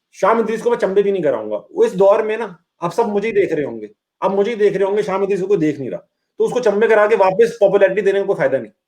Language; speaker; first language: Hindi; native; Hindi